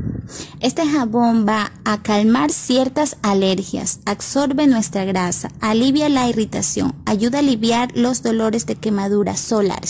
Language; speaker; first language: Spanish; native; Spanish